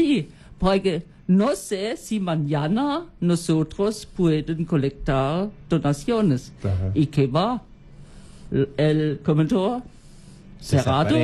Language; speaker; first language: Spanish; non-native, learner; German